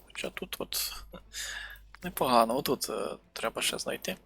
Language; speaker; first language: Ukrainian; native; Ukrainian